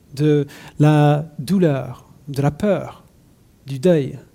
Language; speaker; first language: French; non-native, fluent; English